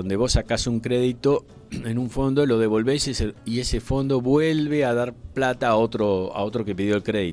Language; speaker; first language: Spanish; native; Spanish